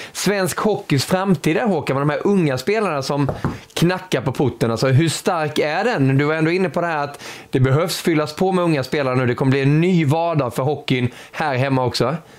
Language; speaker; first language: Swedish; native; Swedish